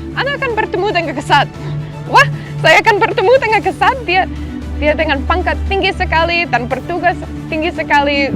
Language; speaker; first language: Indonesian; non-native, fluent; English